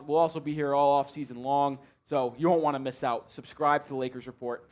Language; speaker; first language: English; native; English